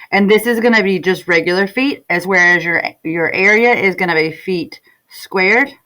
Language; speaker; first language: English; native; English